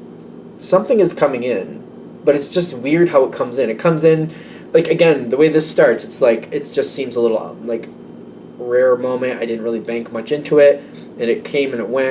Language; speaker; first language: English; native; English